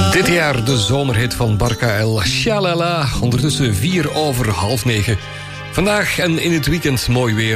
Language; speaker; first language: Dutch; native; Dutch